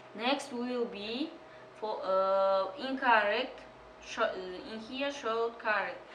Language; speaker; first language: English; non-native, learner; Kazakh